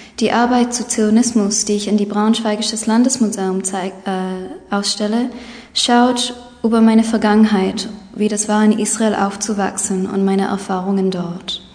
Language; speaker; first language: German; non-native, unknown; English